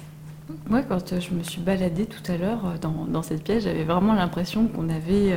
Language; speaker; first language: French; native; French